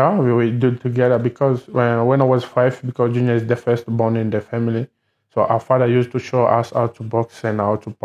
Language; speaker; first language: English; non-native, learner; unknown